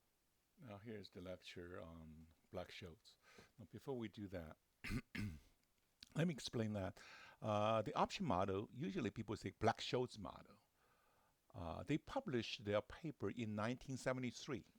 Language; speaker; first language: English; non-native, fluent; Chinese